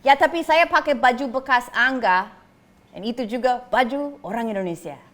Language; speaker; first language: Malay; non-native, fluent; English